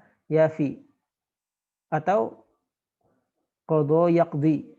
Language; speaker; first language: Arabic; non-native, fluent; Indonesian